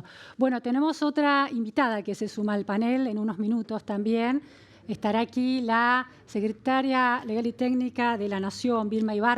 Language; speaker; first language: Spanish; native; Spanish